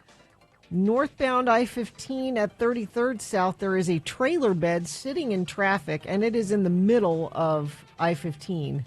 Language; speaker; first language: English; native; English